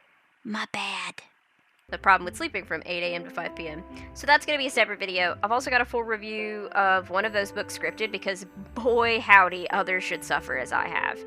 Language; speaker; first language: English; native; English